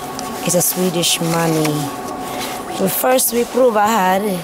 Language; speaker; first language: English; non-native, local second language; Filipino